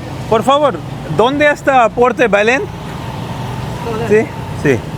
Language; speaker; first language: Spanish; non-native, learner; Hindi